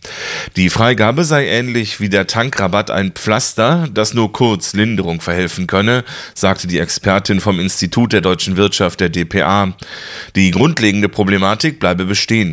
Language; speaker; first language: German; native; German